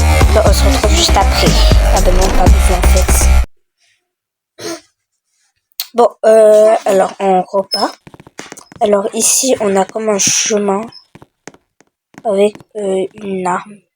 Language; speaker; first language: French; native; French